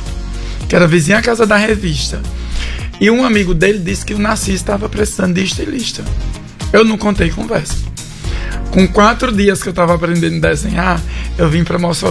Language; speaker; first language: Portuguese; native; Portuguese